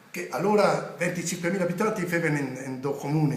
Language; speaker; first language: Italian; native; Italian